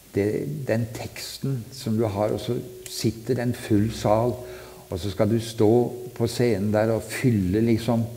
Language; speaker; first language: Norwegian; native; Norwegian